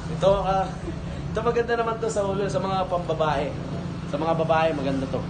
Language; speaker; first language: Filipino; non-native, local second language; Pampanga